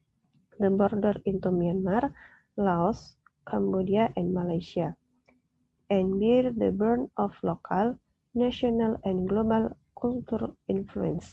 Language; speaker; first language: English; non-native, learner; Indonesian